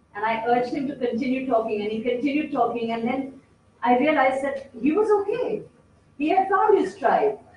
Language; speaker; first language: English; native; English